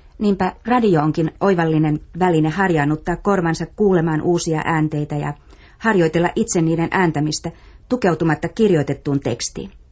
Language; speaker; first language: Finnish; native; Finnish